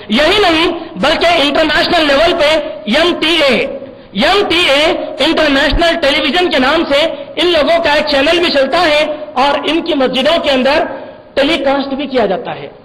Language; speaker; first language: Urdu; native; Urdu